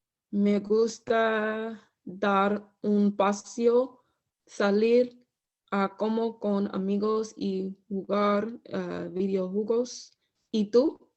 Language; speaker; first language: Spanish; non-native, learner; English